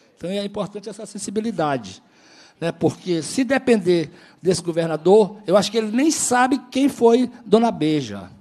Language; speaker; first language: Portuguese; native; Portuguese